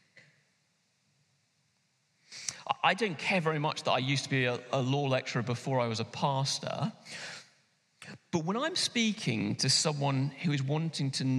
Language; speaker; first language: English; native; English